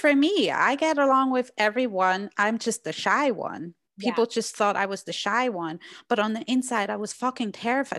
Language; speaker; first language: English; non-native, fluent; German